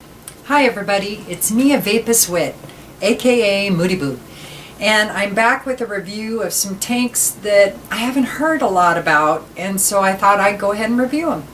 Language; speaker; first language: English; native; English